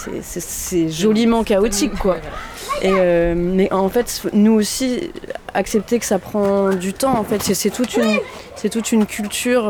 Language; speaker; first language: French; native; French